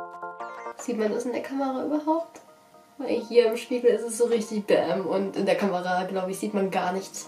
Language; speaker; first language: German; native; German